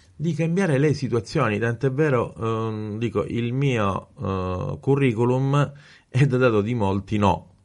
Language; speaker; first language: Italian; native; Italian